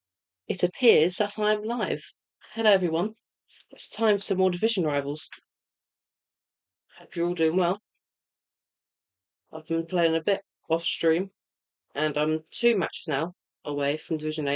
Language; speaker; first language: English; native; English